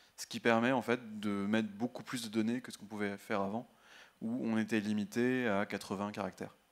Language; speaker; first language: French; native; French